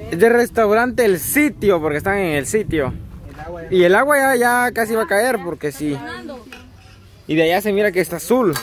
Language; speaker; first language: Spanish; native; Spanish